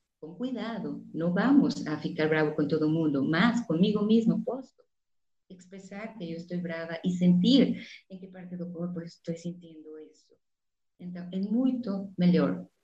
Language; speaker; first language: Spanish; non-native, fluent; Portuguese